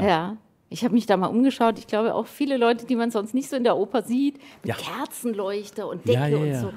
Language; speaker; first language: German; native; German